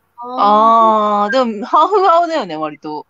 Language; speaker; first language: Japanese; native; Japanese